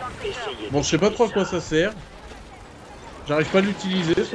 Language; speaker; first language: French; native; French